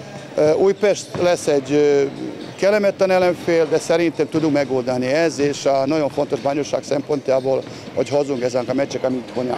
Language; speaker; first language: Hungarian; non-native, learner; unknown